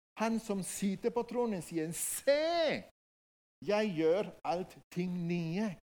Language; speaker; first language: Norwegian; non-native, fluent; Spanish